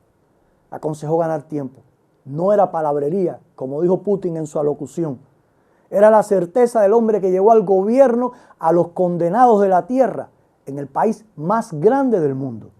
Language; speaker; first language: Spanish; native; Spanish